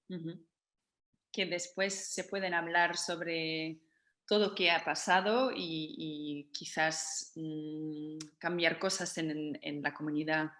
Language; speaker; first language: Spanish; non-native, fluent; Dutch